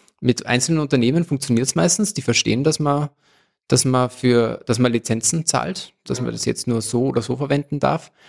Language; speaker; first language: German; native; German